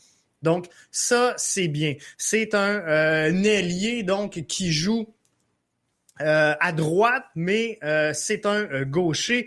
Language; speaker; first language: French; native; French